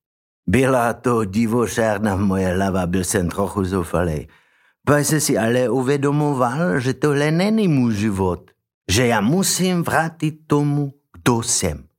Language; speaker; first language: Czech; non-native, learner; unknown